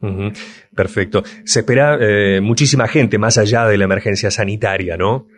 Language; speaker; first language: Spanish; native; Spanish